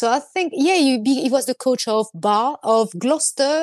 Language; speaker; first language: English; non-native, fluent; French